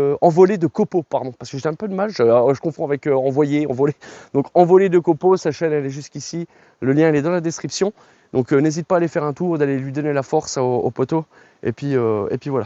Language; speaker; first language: French; native; French